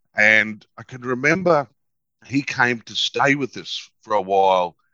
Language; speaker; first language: English; native; English